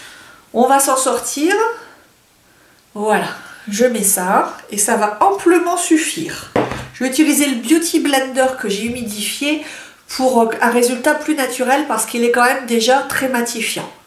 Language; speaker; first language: French; native; French